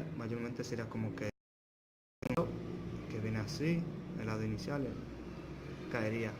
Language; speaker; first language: Spanish; native; Spanish